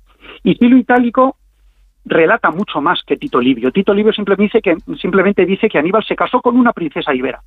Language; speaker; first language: Spanish; native; Spanish